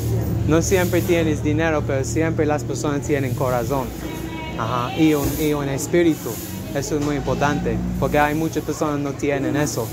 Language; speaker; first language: Spanish; non-native, learner; English